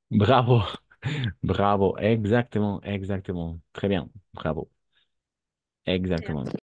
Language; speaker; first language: French; non-native, fluent; Spanish